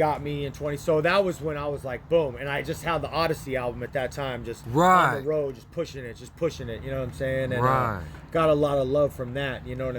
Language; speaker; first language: English; native; English